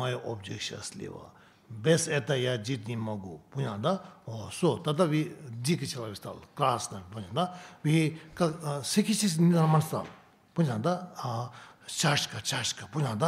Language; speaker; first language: Russian; non-native, learner; Tibetan